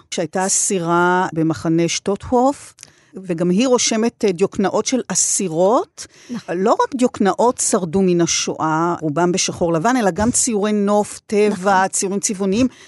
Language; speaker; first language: Hebrew; native; Hebrew